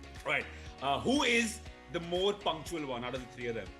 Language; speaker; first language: English; non-native, local second language; Hindi